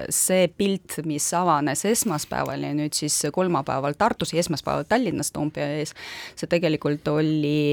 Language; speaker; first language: Estonian; non-native, local second language; Russian